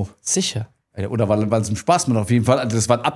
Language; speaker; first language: German; native; German